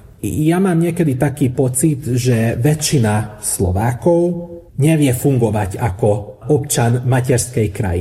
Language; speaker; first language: Slovak; early bilingual, heritage; Slovak